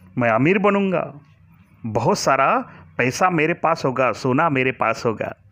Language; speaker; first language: Hindi; non-native, local second language; Marathi